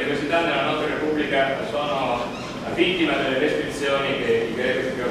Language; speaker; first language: Italian; native; Italian